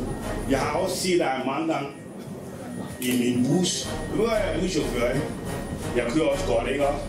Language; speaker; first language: Danish; non-native, fluent; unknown